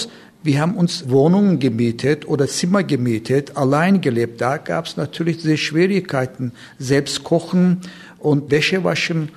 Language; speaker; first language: German; non-native, fluent; Turkish